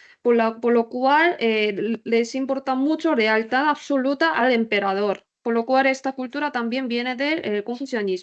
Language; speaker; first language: Spanish; non-native, learner; Korean